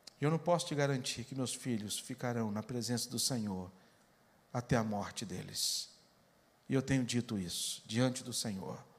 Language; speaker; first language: Portuguese; native; Portuguese